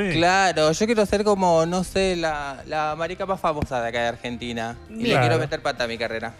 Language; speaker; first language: Spanish; native; Spanish